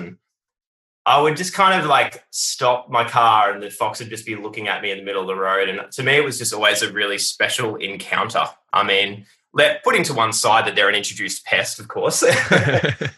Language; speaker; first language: English; native; English